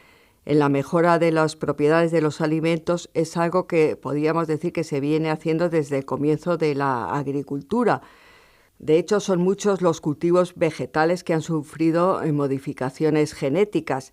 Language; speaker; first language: Spanish; native; Spanish